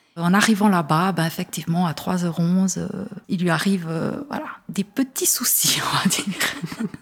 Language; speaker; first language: French; native; French